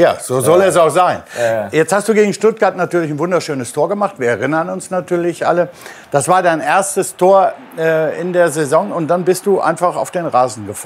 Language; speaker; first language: German; native; German